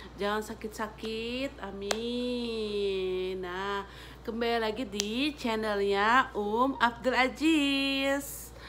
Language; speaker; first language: Indonesian; native; Indonesian